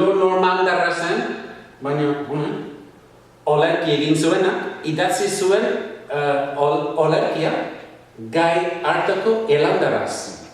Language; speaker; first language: Basque; non-native, fluent; English